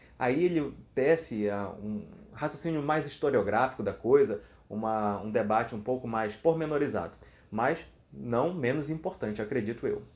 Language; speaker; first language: Portuguese; native; Portuguese